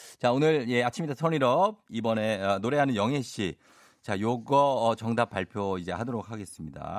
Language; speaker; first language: Korean; native; Korean